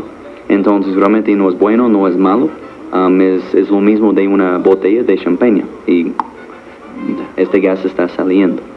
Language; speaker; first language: Spanish; non-native, fluent; English